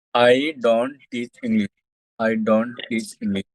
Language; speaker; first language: English; non-native, learner; Hindi